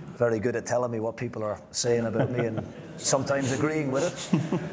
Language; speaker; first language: English; native; English